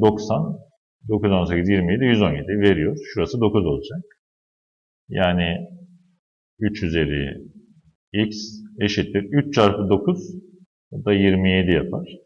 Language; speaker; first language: Turkish; native; Turkish